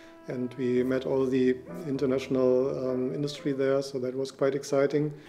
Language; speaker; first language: English; non-native, fluent; German